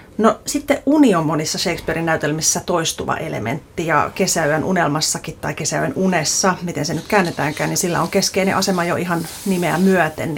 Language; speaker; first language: Finnish; native; Finnish